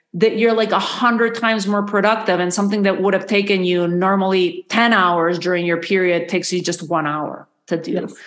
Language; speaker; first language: English; non-native, fluent; Spanish